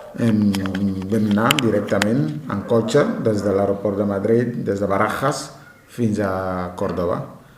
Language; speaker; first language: Catalan; non-native, fluent; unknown